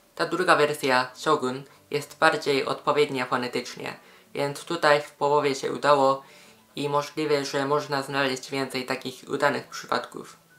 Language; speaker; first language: Polish; non-native, fluent; Japanese